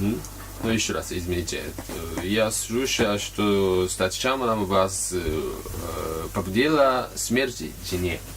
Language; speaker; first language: Russian; non-native, learner; Japanese